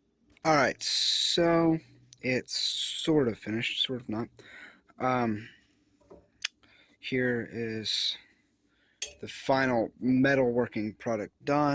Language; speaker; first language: English; native; English